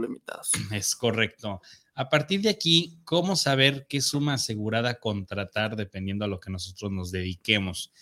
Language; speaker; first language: Spanish; native; Spanish